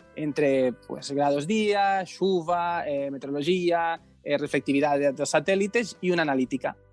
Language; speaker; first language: Portuguese; non-native, learner; Catalan